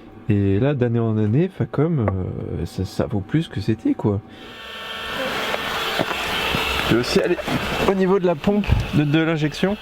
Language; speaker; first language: French; native; French